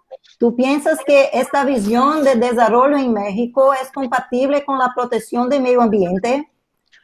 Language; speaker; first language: Spanish; non-native, learner; Portuguese